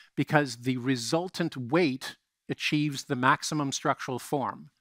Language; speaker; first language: English; native; English